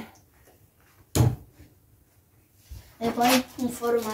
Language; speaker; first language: Italian; early bilingual, other home language; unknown